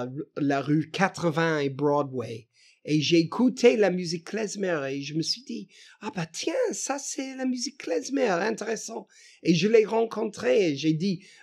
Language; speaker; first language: French; non-native, fluent; English